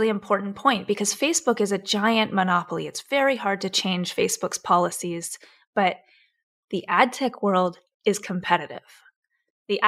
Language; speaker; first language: English; native; English